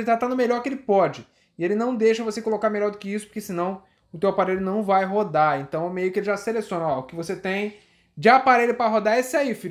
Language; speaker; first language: Portuguese; native; Portuguese